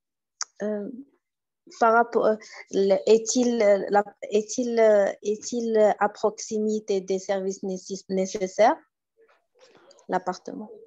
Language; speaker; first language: French; non-native, learner; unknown